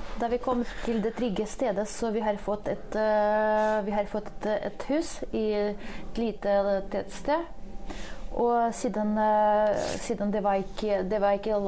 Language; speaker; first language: Norwegian; non-native, fluent; Ukrainian